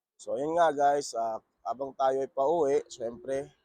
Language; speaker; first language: Filipino; native; Filipino